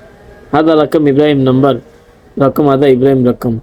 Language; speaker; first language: Arabic; non-native, learner; Bangla